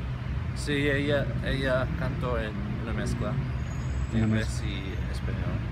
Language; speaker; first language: Spanish; non-native, fluent; English